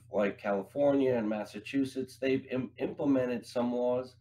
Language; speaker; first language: English; native; English